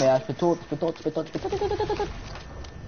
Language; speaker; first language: German; native; German